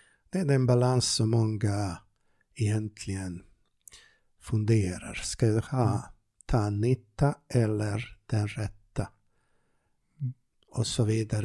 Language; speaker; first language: Swedish; non-native, fluent; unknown